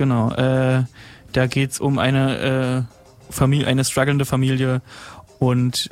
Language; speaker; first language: German; native; German